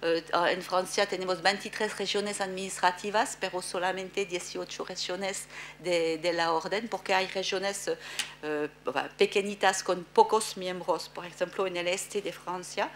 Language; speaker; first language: Spanish; non-native, fluent; French